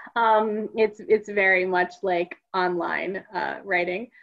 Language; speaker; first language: English; native; English